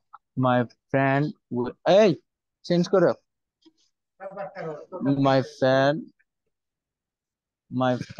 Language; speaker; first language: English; non-native, learner; Bangla